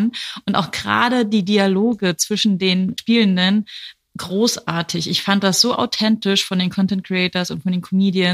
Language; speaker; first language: German; native; German